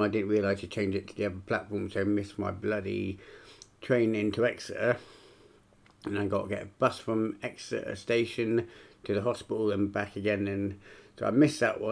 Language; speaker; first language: English; native; English